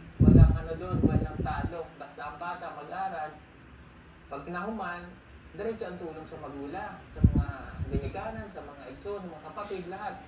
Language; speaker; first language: Filipino; native; Filipino